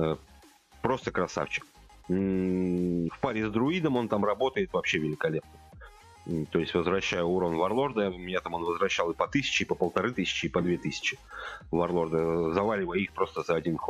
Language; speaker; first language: Russian; native; Russian